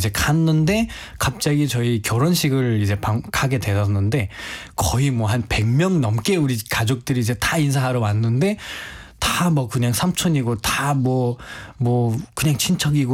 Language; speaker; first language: Korean; non-native, fluent; Nepali